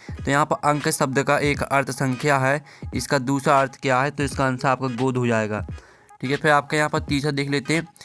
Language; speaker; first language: Hindi; native; Hindi